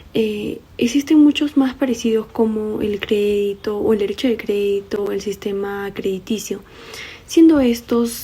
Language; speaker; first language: Spanish; native; Spanish